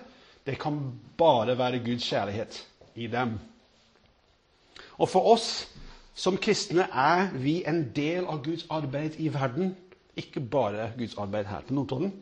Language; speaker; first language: Norwegian; non-native, fluent; English